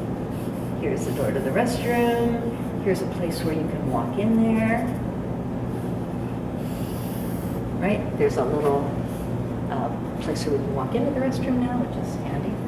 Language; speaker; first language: English; native; English